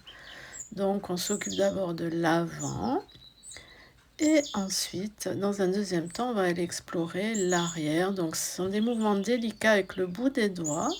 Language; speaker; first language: French; native; French